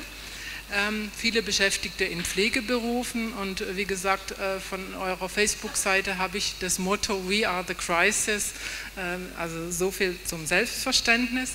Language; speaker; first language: German; native; German